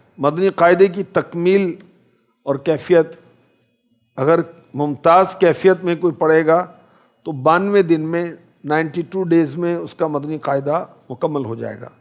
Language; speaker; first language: Urdu; native; Urdu